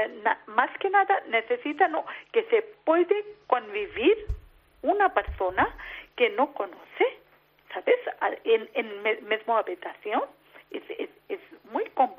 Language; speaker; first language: Spanish; non-native, learner; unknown